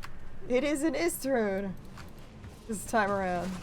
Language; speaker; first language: English; native; English